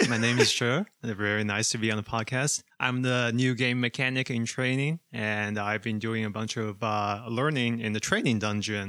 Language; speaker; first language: English; non-native, fluent; Chinese